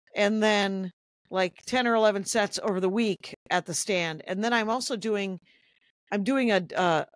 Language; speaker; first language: English; native; English